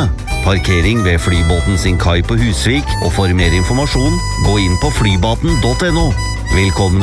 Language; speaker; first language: Norwegian; native; Norwegian